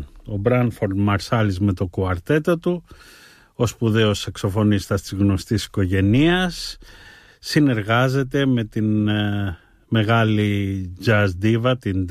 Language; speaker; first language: Greek; native; Greek